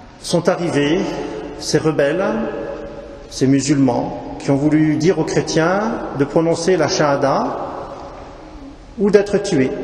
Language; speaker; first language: French; native; French